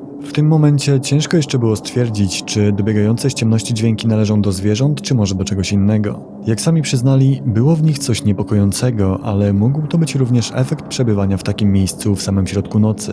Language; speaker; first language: Polish; native; Polish